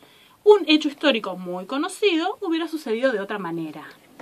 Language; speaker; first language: Spanish; native; Spanish